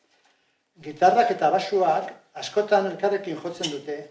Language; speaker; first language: Basque; non-native, local second language; Spanish